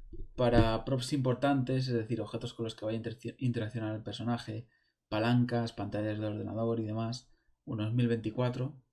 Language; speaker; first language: Spanish; native; Spanish